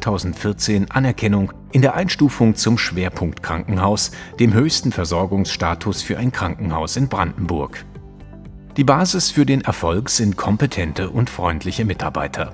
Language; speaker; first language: German; native; German